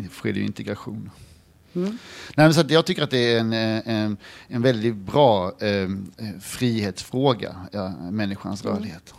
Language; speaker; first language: Swedish; native; Swedish